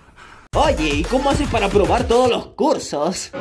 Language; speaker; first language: Spanish; native; Spanish